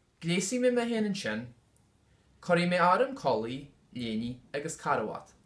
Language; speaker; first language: Irish; non-native, local second language; English